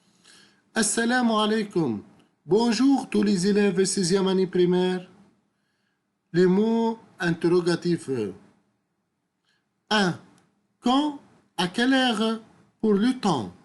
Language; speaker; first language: French; non-native, fluent; Arabic